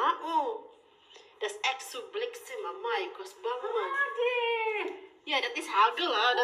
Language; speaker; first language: Dutch; non-native, learner; Filipino